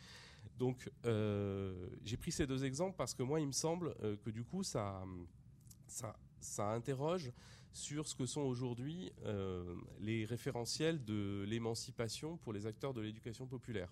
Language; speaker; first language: French; native; French